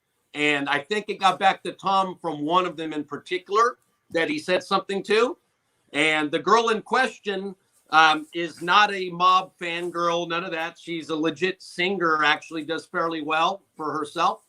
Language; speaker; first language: English; native; English